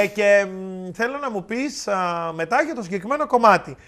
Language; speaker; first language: Greek; native; Greek